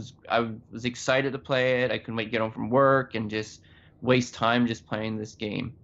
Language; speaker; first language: English; native; English